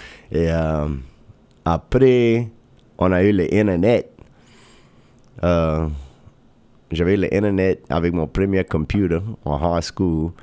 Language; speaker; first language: French; non-native, local second language; English